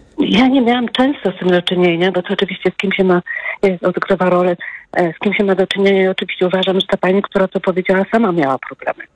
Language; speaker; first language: Polish; native; Polish